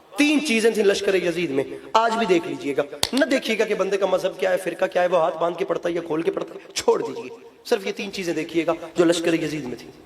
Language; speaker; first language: Urdu; non-native, local second language; Punjabi